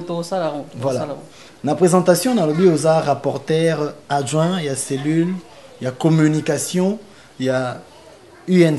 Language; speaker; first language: French; non-native, local second language; Lingala